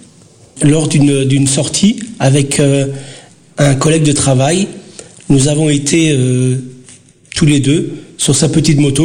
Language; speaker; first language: French; early bilingual, other home language; Portuguese